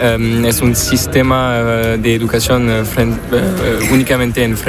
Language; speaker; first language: Spanish; non-native, learner; French